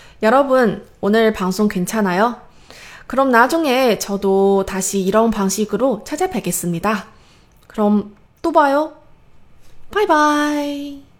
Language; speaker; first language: Korean; non-native, fluent; Chinese